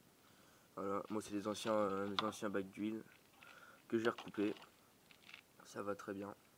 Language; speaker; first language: French; native; French